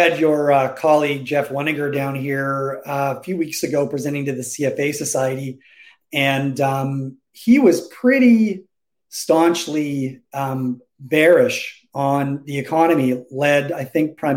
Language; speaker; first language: English; native; English